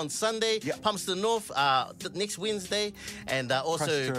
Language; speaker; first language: English; native; English